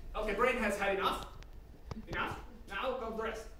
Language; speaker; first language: English; non-native, fluent; Slovak